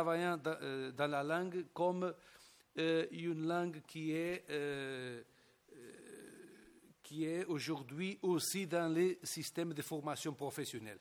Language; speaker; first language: French; non-native, fluent; Portuguese